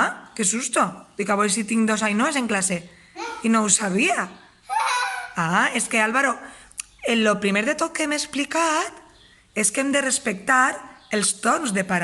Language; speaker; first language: Catalan; native; Catalan